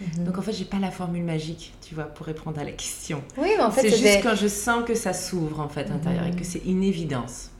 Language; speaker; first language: French; native; French